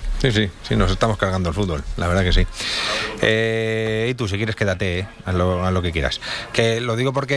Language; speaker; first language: Spanish; native; Spanish